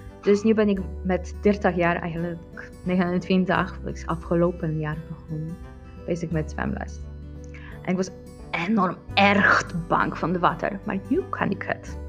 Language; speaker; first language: Dutch; non-native, learner; Polish